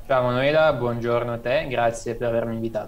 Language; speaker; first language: Italian; native; Italian